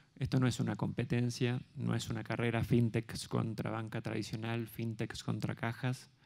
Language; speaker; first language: Spanish; native; Spanish